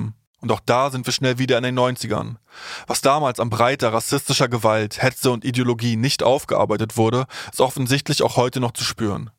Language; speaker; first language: German; native; German